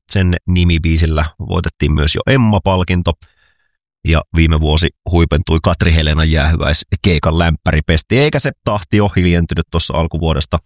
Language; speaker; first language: Finnish; native; Finnish